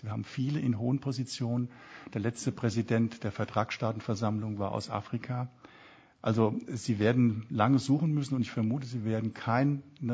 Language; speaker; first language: German; native; German